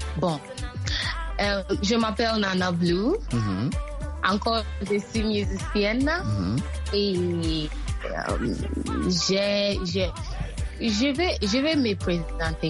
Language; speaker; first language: French; non-native, learner; Akan